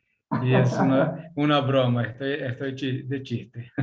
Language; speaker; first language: Spanish; non-native, learner; Portuguese